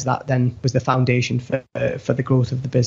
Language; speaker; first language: English; native; English